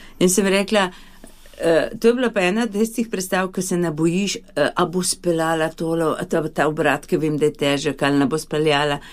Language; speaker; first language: Slovenian; early bilingual, other home language; Hungarian